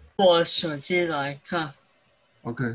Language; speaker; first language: Chinese; early bilingual, heritage; English